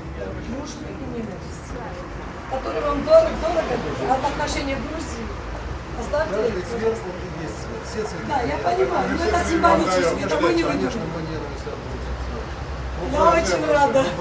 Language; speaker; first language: Russian; non-native, fluent; Georgian